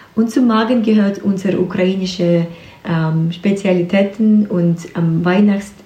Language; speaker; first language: German; non-native, learner; Ukrainian